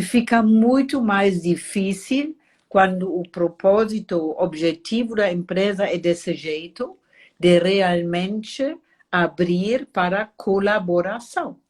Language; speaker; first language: Portuguese; non-native, fluent; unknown